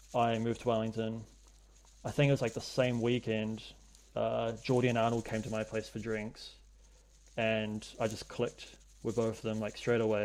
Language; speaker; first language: English; native; English